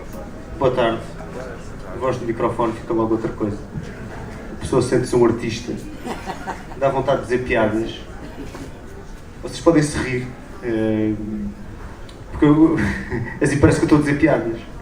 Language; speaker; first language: Portuguese; native; Portuguese